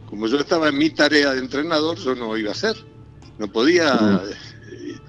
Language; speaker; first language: Spanish; native; Spanish